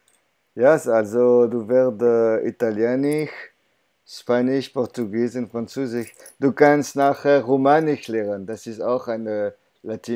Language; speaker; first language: German; non-native, learner; French